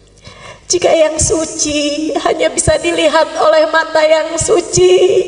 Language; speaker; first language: Indonesian; native; Indonesian